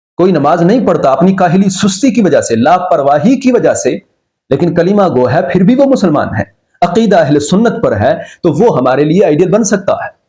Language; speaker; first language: Urdu; non-native, local second language; Punjabi